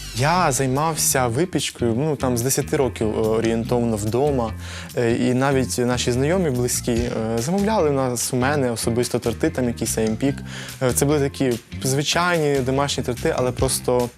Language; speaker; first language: Ukrainian; native; Ukrainian